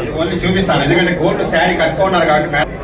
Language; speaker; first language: Telugu; native; Telugu